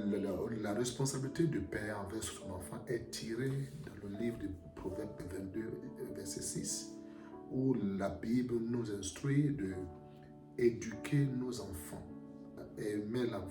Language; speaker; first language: French; non-native, fluent; Akan